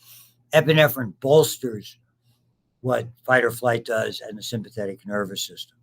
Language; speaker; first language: English; native; English